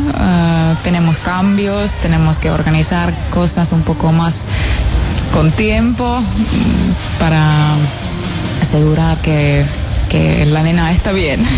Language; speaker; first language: Spanish; non-native, fluent; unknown